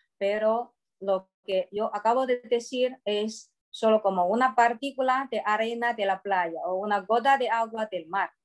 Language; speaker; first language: Spanish; non-native, fluent; Chinese